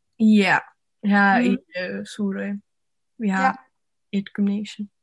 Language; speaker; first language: Danish; non-native, local second language; Faroese